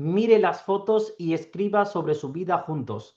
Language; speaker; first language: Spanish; non-native, fluent; Urdu